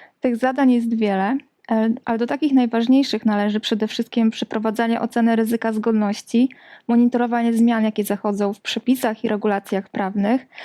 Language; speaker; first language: Polish; native; Polish